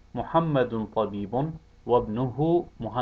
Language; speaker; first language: Arabic; non-native, fluent; English